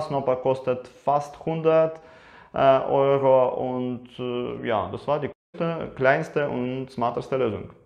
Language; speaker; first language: German; non-native, learner; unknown